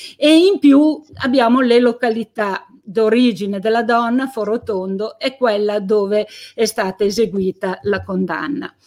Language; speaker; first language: Italian; native; Italian